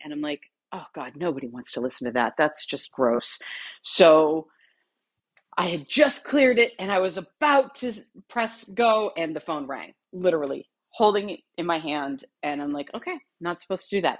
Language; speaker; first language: English; native; English